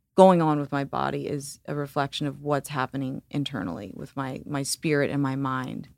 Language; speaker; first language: English; native; English